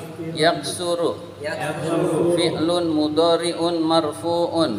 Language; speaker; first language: Arabic; non-native, fluent; Indonesian